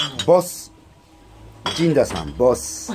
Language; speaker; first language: Japanese; native; Japanese